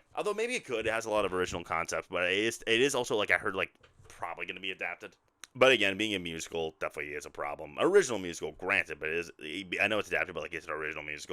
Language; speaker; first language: English; native; English